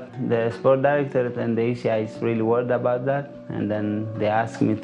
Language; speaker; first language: English; non-native, learner; Tigrinya